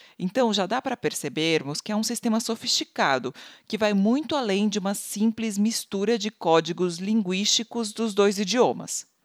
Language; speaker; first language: Portuguese; native; Portuguese